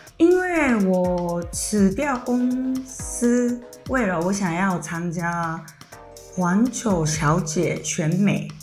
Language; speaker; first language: Chinese; non-native, fluent; Japanese